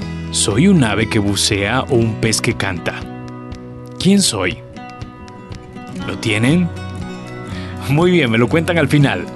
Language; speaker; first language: Spanish; native; Spanish